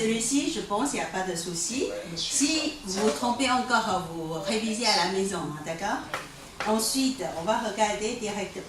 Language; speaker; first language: French; non-native, fluent; Chinese